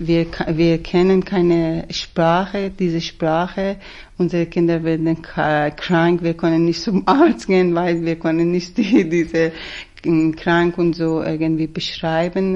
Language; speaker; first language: German; non-native, fluent; Persian